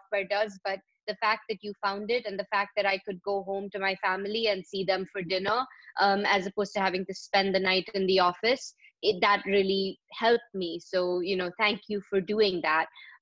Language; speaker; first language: English; non-native, local second language; Hindi